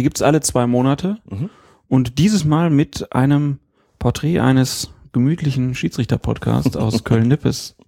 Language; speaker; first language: German; native; German